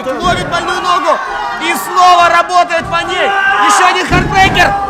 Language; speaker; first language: Russian; native; Russian